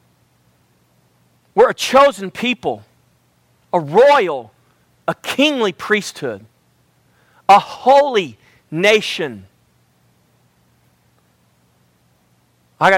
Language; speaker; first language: English; native; English